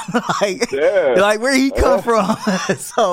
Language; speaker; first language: English; native; English